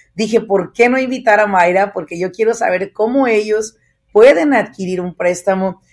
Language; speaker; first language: Spanish; native; Spanish